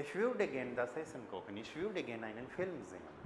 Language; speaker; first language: German; non-native, fluent; Hindi